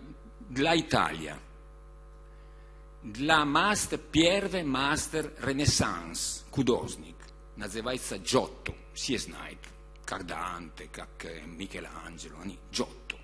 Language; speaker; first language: Russian; non-native, learner; Italian